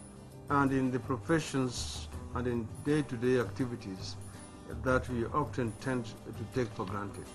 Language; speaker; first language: English; non-native, local second language; Luo (Kenya and Tanzania)